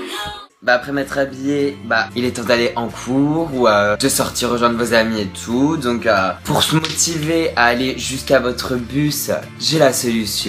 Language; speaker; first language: French; native; French